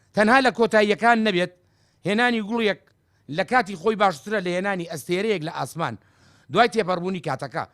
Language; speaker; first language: Central Kurdish; native; Central Kurdish